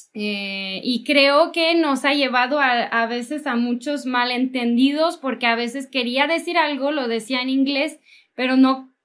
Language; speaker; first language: Spanish; non-native, fluent; English